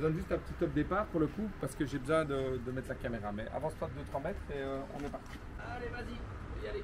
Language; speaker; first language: French; native; French